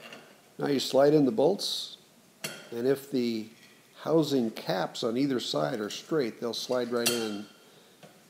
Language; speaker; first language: English; native; English